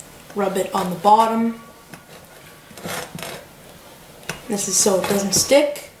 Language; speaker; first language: English; native; English